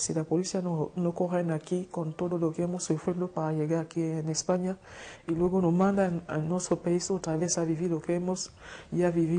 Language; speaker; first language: Spanish; non-native, learner; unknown